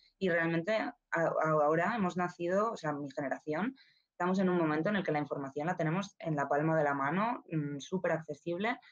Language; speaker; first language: Spanish; native; Spanish